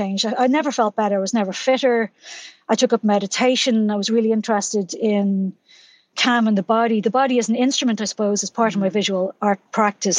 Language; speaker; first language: English; native; English